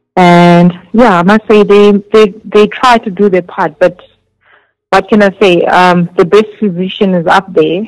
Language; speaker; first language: English; non-native, local second language; Zulu